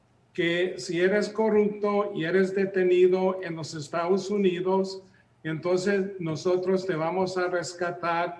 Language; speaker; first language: Spanish; early bilingual, heritage; Spanish